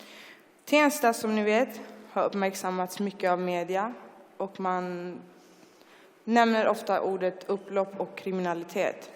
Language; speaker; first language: Swedish; early bilingual, other home language; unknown